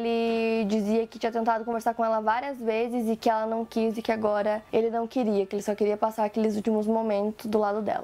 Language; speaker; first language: Portuguese; native; Portuguese